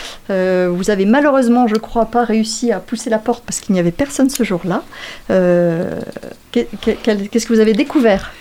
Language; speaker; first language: French; native; French